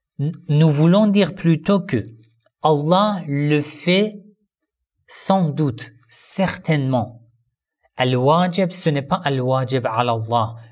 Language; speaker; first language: French; non-native, fluent; Persian